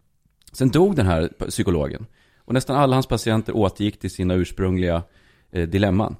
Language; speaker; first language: Swedish; native; Swedish